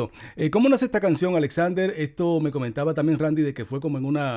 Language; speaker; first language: Spanish; native; Spanish